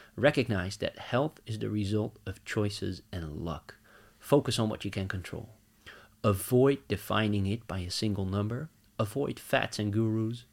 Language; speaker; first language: English; non-native, fluent; Dutch